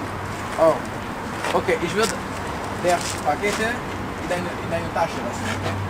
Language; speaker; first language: German; non-native, learner; French